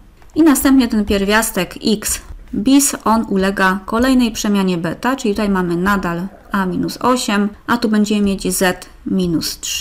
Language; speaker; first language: Polish; native; Polish